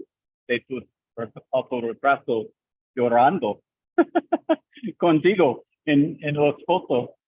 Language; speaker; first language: Spanish; non-native, learner; English